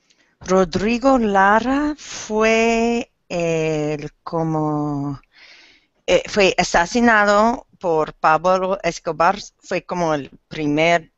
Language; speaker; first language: Spanish; non-native, learner; English